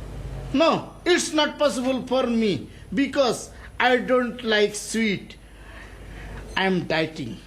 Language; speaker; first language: English; non-native, learner; Bangla